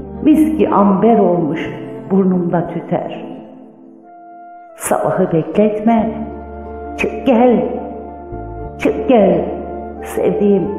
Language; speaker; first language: Turkish; native; Turkish